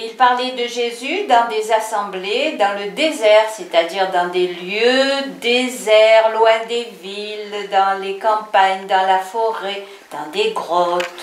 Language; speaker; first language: French; native; French